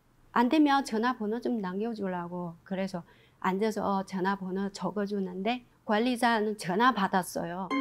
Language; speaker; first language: Korean; non-native, learner; Chinese